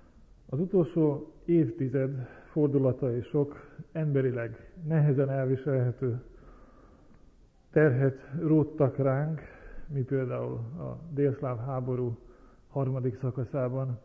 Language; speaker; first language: Hungarian; native; Hungarian